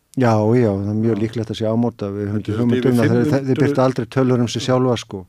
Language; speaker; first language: Icelandic; native; Icelandic